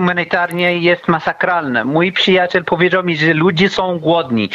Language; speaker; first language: Polish; non-native, learner; Arabic